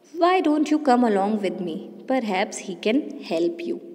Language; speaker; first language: English; non-native, local second language; Hindi